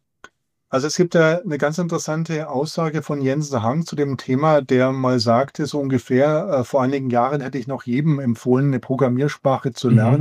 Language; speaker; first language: German; native; German